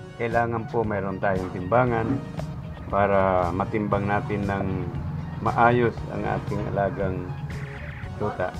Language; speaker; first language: Filipino; non-native, local second language; Cebuano